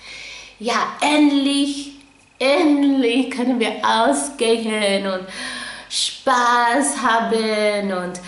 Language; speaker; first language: German; non-native, fluent; English